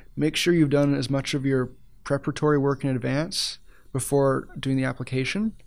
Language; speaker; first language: English; native; English